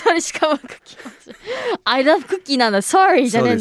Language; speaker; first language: Japanese; early bilingual, heritage; Japanese